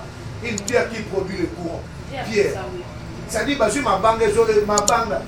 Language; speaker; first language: French; non-native, local second language; Lingala